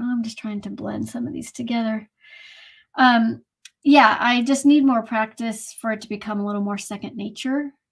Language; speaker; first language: English; native; English